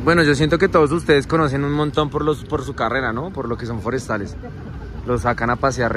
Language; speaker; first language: Spanish; native; Spanish